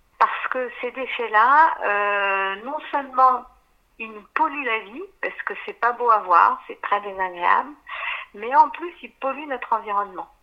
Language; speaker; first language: French; native; French